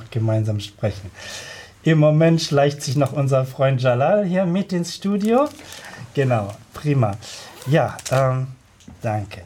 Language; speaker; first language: German; native; German